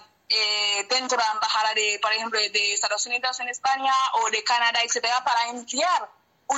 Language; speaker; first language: Spanish; non-native, learner; Haitian Creole